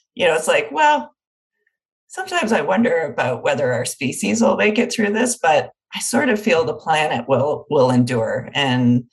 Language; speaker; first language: English; native; English